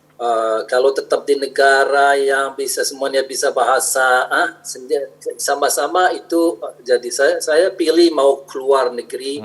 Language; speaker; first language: Indonesian; non-native, fluent; Arabic